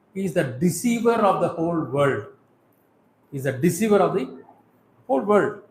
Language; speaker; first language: English; non-native, local second language; Tamil